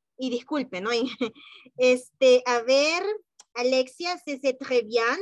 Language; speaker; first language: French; non-native, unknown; Spanish